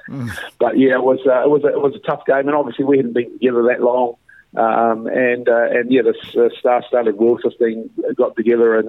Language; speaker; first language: English; native; English